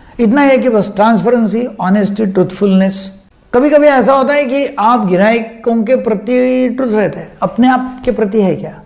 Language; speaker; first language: Hindi; non-native, local second language; Marathi